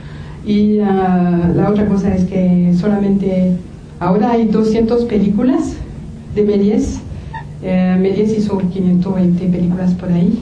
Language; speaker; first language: Spanish; non-native, fluent; French